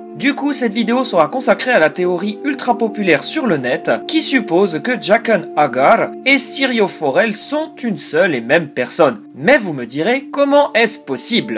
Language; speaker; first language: French; native; French